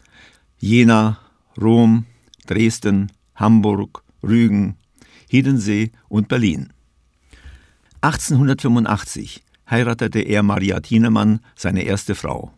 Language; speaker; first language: German; native; German